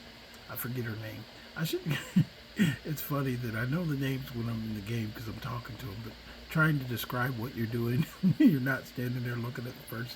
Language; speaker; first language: English; native; English